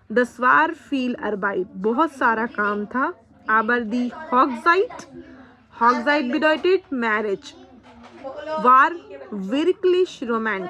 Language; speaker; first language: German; non-native, learner; Hindi